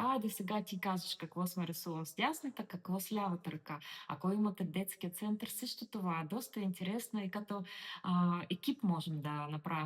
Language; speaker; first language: Bulgarian; non-native, learner; Russian